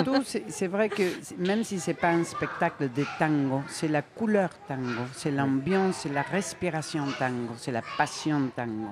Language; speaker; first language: French; non-native, fluent; Spanish